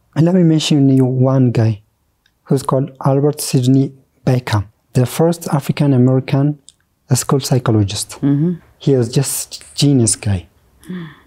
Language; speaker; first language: English; non-native, fluent; Oromo